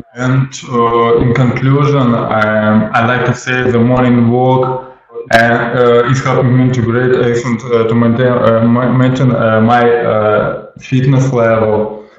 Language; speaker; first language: English; non-native, learner; Russian